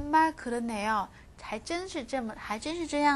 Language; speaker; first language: Korean; non-native, fluent; Chinese